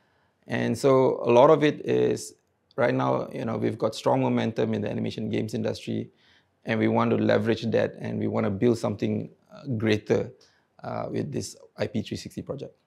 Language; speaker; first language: English; non-native, local second language; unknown